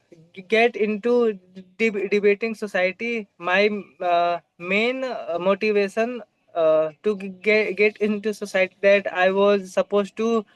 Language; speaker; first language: English; non-native, local second language; Hindi